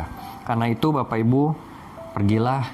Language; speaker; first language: Indonesian; native; Indonesian